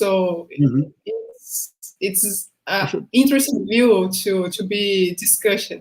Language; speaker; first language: English; non-native, fluent; Portuguese